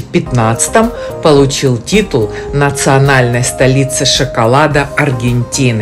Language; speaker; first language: Russian; native; Russian